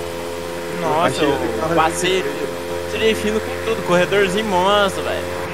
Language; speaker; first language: Portuguese; native; Portuguese